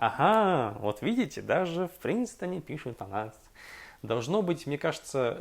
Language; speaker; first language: Russian; native; Russian